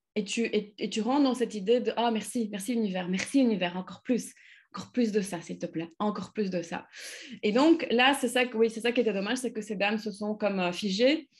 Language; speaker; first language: French; non-native, fluent; Polish